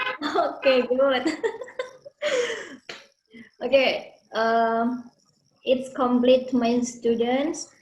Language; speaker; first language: English; non-native, learner; Indonesian